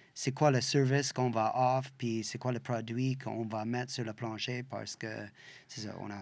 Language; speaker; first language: French; non-native, local second language; English